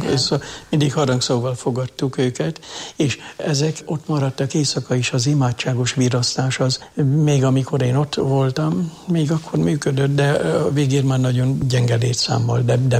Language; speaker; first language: Hungarian; native; Hungarian